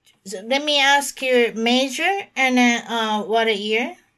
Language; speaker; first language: English; non-native, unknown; Japanese